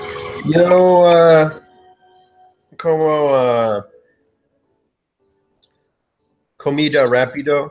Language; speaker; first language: Spanish; non-native, learner; English